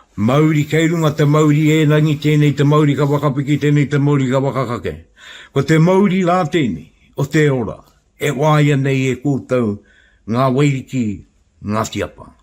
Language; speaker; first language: Māori; native; Māori